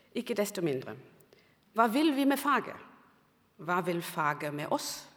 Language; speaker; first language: Norwegian; non-native, fluent; German